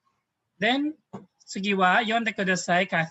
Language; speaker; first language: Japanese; non-native, fluent; Filipino